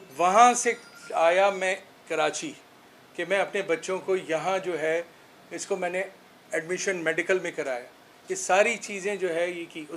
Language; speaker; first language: Urdu; non-native, local second language; Sindhi